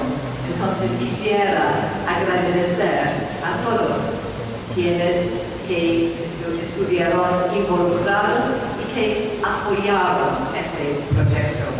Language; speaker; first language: Spanish; non-native, fluent; English